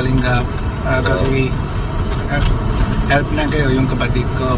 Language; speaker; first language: Filipino; non-native, learner; Punjabi